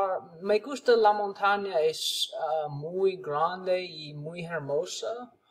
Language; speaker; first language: Spanish; non-native, learner; English